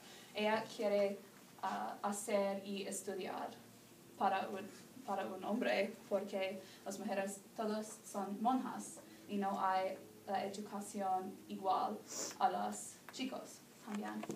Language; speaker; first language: Spanish; non-native, learner; English